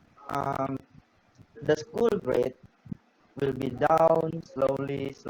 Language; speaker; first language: English; non-native, learner; Indonesian